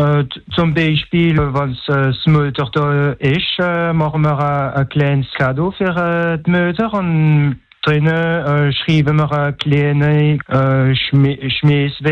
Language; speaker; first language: German; non-native, local second language; French